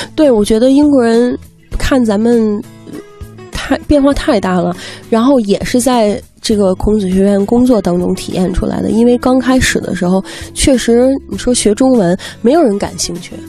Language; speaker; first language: Chinese; native; Chinese